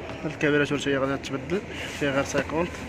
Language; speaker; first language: Arabic; native; Arabic